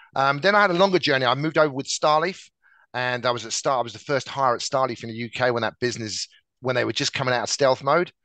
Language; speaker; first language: English; native; English